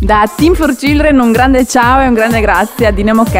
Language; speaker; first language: Italian; early bilingual, other home language; Bosnian